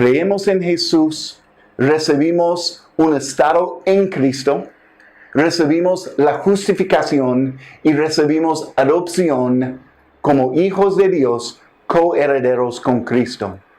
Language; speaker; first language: Spanish; non-native, fluent; English